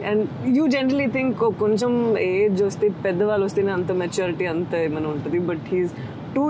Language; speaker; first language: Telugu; non-native, fluent; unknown